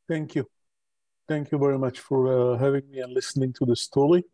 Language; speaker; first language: English; non-native, local second language; Hebrew